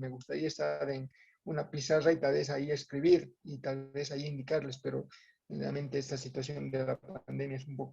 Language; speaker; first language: Spanish; native; Spanish